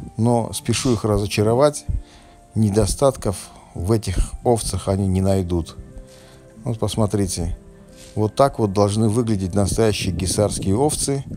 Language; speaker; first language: Russian; non-native, local second language; Tajik